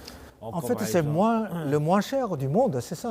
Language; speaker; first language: French; non-native, fluent; Chinese